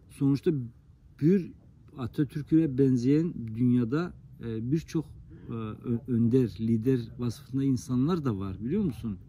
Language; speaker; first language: Turkish; non-native, local second language; Kurdish